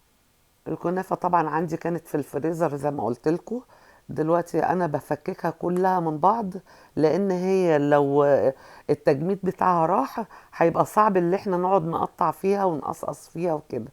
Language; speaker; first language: Arabic; native; Arabic